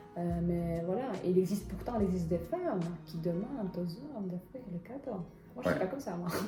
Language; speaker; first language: French; non-native, fluent; Russian